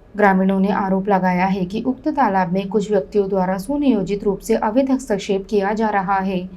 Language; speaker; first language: Hindi; non-native, local second language; Marathi